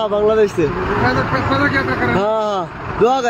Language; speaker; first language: Hindi; non-native, learner; Bangla